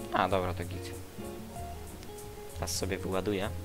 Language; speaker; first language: Polish; native; Polish